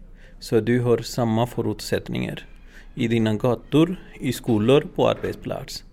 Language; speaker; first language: Swedish; non-native, learner; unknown